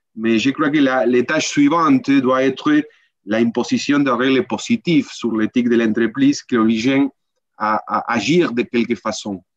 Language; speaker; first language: French; non-native, learner; Spanish